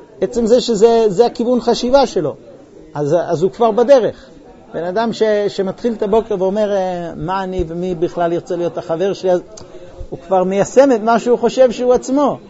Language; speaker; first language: Hebrew; non-native, fluent; English